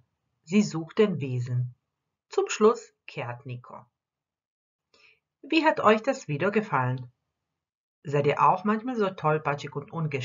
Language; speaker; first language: German; non-native, fluent; Croatian